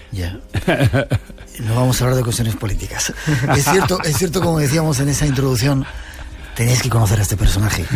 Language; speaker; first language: Spanish; native; Spanish